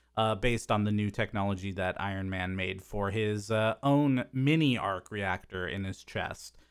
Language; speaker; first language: English; native; English